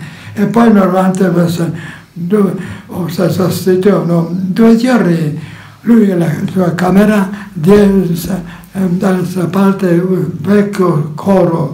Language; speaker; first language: Italian; non-native, learner; Polish